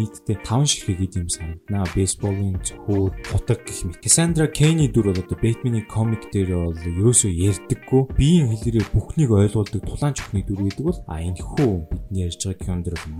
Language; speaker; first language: Mongolian; native; Mongolian